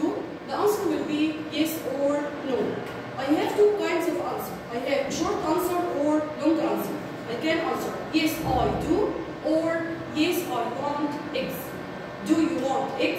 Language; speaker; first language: English; non-native, learner; Arabic